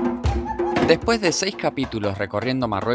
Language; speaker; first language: Spanish; native; Spanish